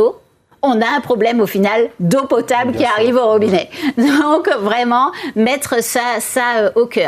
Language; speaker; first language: French; native; French